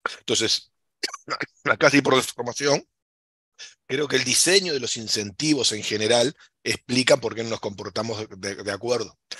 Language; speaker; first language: Spanish; native; Spanish